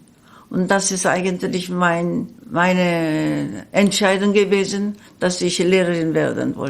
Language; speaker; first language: German; non-native, learner; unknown